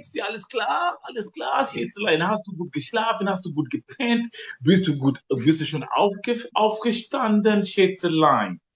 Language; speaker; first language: German; non-native, learner; Swahili